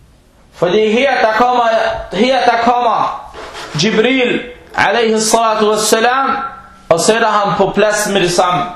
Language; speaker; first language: Danish; early bilingual, other home language; Arabic